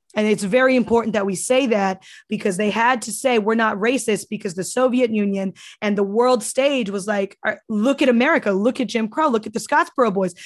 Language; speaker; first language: English; native; English